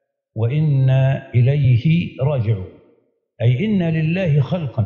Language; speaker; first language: Arabic; native; Arabic